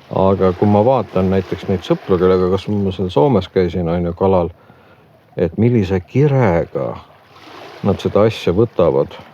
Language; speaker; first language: Estonian; native; Estonian